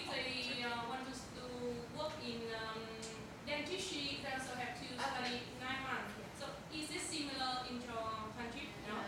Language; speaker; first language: English; non-native, learner; Vietnamese